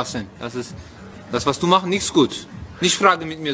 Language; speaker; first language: German; non-native, learner; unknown